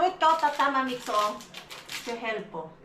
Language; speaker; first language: Finnish; non-native, learner; Filipino